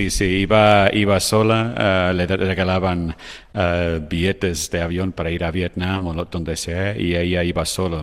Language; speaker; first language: Spanish; non-native, fluent; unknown